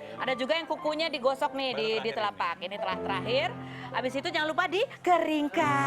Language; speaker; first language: Indonesian; native; Indonesian